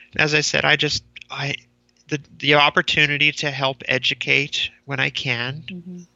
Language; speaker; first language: English; native; English